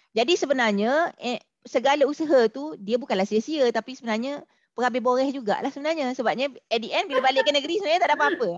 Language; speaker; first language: Malay; native; Malay